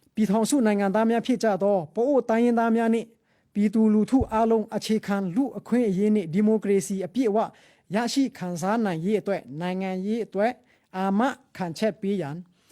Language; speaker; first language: Burmese; non-native, local second language; Pa'o Karen